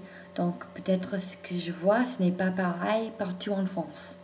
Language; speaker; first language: French; non-native, fluent; English